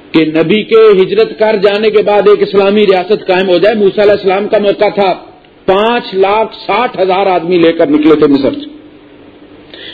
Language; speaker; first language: Urdu; non-native, local second language; Punjabi